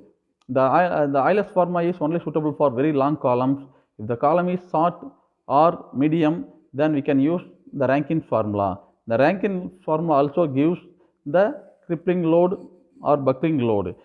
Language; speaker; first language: English; non-native, local second language; Tamil